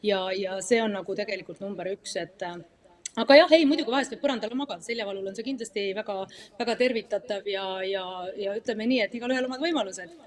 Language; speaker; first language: Estonian; native; Estonian